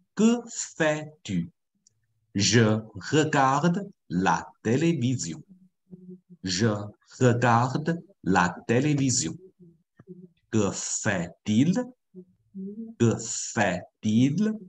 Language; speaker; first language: French; non-native, fluent; Chinese